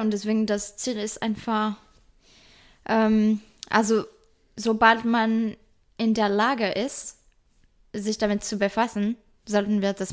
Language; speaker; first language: German; non-native, fluent; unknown